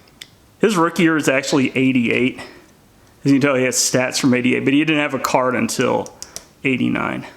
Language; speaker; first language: English; native; English